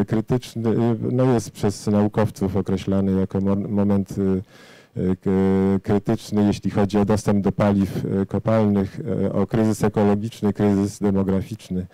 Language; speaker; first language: Polish; native; Polish